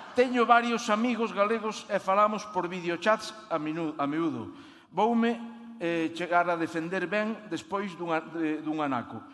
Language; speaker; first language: Galician; native; Galician